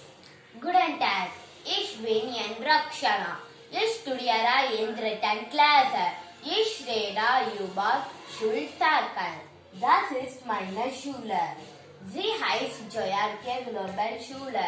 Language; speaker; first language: German; non-native, learner; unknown